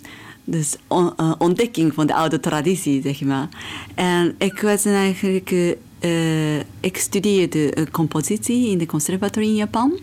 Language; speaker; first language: Dutch; non-native, fluent; Japanese